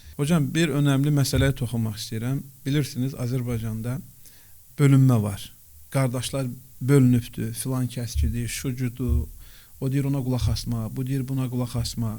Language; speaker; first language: Azerbaijani; non-native, local second language; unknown